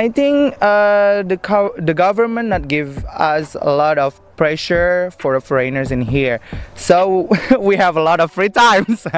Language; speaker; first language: English; non-native, learner; Indonesian